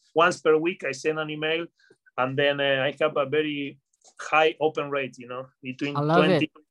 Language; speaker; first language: English; non-native, fluent; Spanish